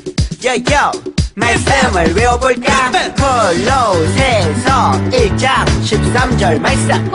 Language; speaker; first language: Korean; native; Korean